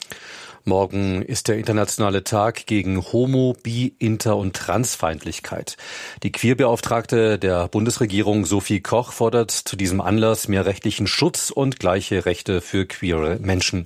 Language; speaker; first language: German; native; German